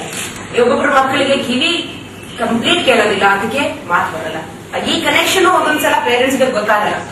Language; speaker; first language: Kannada; non-native, local second language; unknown